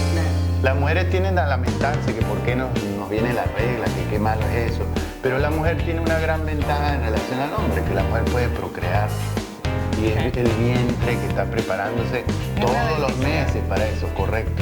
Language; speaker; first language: Spanish; native; Spanish